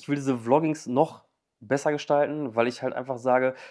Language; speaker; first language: German; native; German